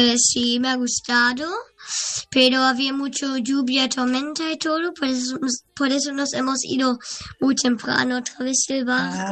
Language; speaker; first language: Spanish; early bilingual, heritage; Spanish